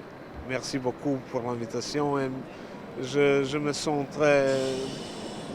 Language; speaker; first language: French; non-native, learner; Serbian